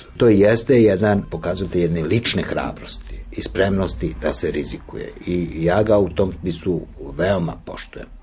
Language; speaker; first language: Serbian; native; Serbian